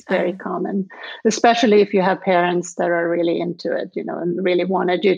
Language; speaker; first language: English; non-native, fluent; Swedish